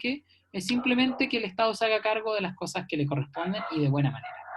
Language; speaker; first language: Spanish; native; Spanish